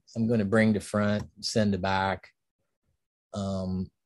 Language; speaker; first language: English; native; English